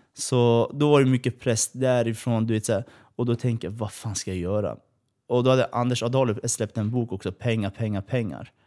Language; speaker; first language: Swedish; early bilingual, other home language; Persian